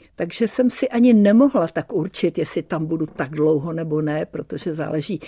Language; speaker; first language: Czech; early bilingual, heritage; Czech